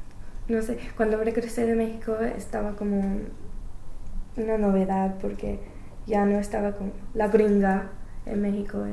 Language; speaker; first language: Spanish; non-native, learner; English